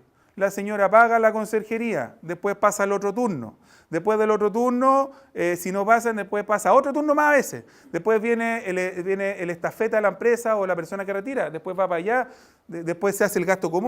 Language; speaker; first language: Spanish; native; Spanish